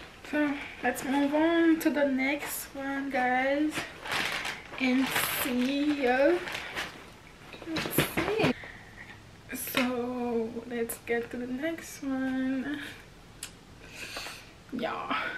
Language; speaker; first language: English; non-native, fluent; Haitian Creole